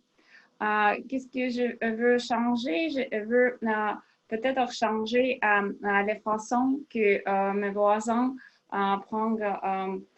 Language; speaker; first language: French; non-native, learner; Russian